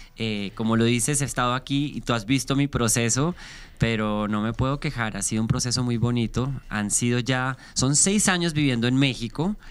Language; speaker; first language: Spanish; native; Spanish